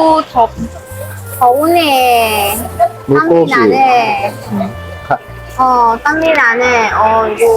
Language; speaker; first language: Korean; non-native, learner; Vietnamese